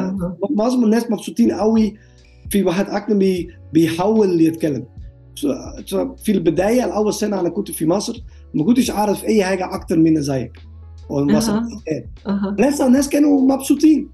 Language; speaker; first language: Arabic; non-native, learner; Dutch